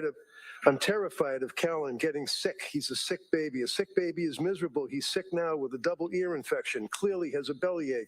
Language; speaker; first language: English; native; English